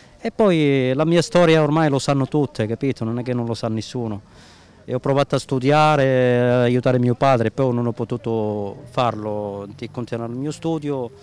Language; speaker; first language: Italian; non-native, fluent; Arabic